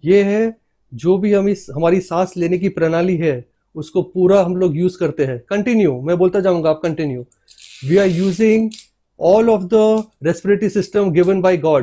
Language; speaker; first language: Hindi; native; Hindi